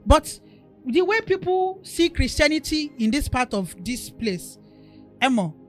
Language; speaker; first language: English; non-native, local second language; Yoruba